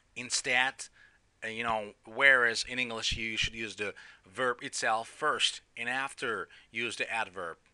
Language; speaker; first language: English; non-native, fluent; Turkish